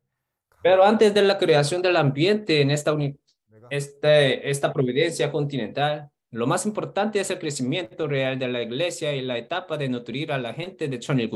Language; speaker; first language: Spanish; non-native, fluent; Korean